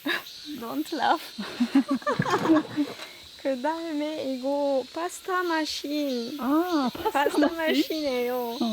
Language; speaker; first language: Korean; non-native, learner; French